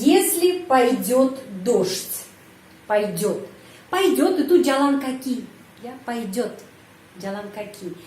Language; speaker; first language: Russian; non-native, fluent; Indonesian